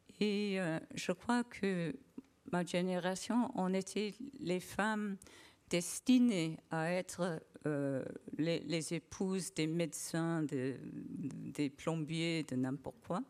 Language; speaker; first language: French; non-native, learner; English